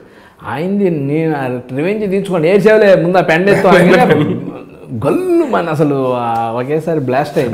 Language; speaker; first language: Telugu; native; Telugu